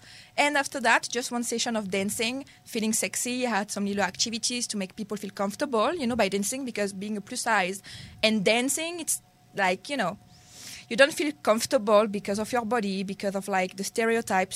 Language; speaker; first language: English; non-native, learner; French